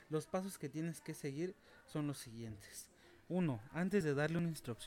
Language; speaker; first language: Spanish; native; Spanish